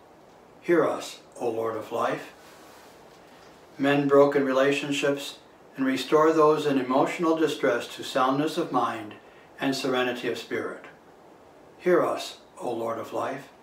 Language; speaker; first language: English; native; English